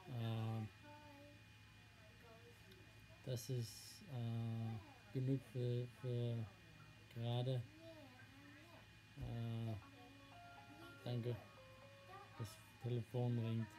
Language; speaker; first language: German; non-native, learner; English